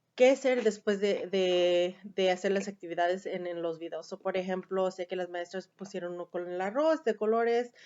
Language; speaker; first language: Spanish; early bilingual, heritage; Spanish